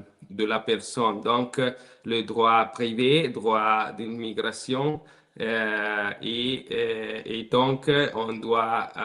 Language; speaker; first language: French; non-native, learner; Italian